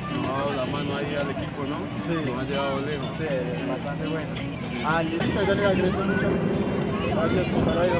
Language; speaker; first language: Spanish; non-native, fluent; French